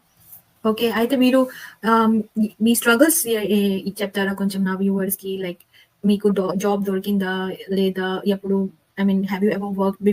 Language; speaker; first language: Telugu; non-native, local second language; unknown